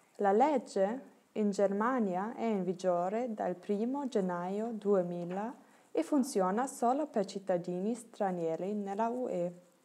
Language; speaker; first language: Italian; non-native, learner; German